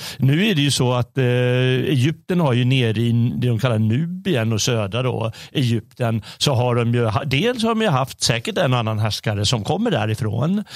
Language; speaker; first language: Swedish; native; Swedish